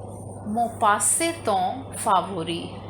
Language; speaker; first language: French; non-native, fluent; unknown